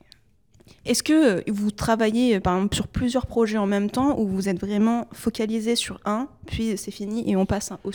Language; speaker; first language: French; native; French